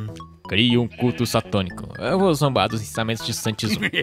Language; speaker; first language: Portuguese; native; Portuguese